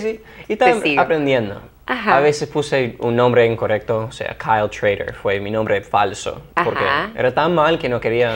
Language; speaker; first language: Spanish; non-native, fluent; English